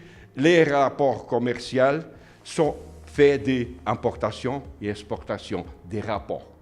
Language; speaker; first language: French; non-native, learner; Portuguese